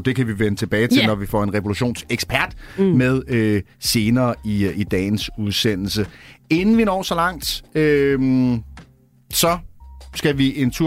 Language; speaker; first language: Danish; native; Danish